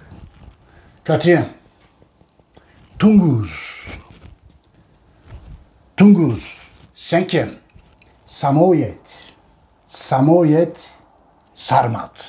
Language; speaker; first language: French; non-native, learner; Turkish